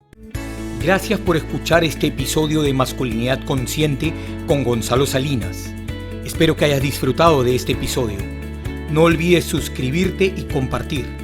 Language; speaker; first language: Spanish; native; Spanish